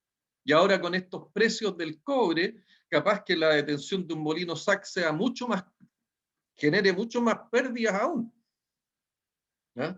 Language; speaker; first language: Spanish; native; Spanish